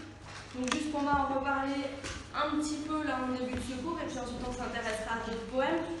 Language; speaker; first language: French; native; French